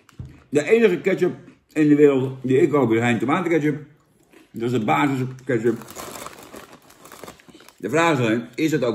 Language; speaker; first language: Dutch; native; Dutch